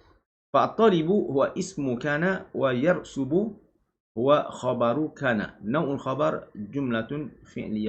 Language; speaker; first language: Arabic; non-native, fluent; Malay